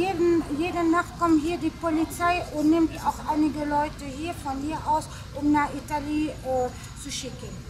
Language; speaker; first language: German; non-native, fluent; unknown